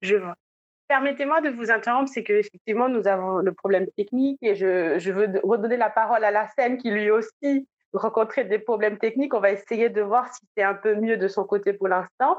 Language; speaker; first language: French; native; French